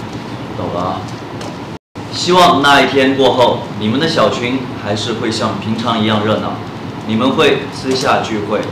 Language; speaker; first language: Chinese; native; Chinese